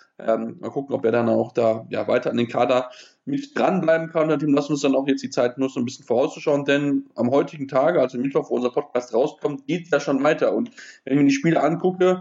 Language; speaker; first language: German; native; German